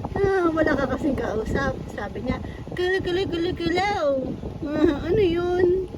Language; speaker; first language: Filipino; native; Filipino